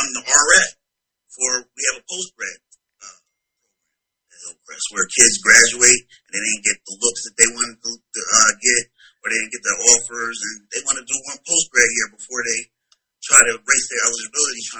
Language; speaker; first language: English; native; English